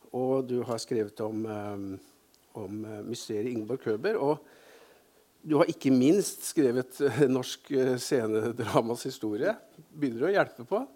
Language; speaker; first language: Norwegian; native; Norwegian